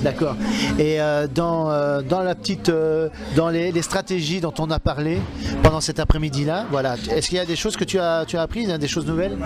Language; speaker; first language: French; native; French